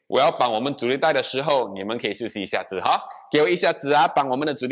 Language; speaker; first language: Chinese; non-native, local second language; English